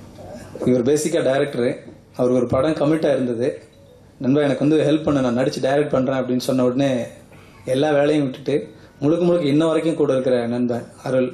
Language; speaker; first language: Tamil; native; Tamil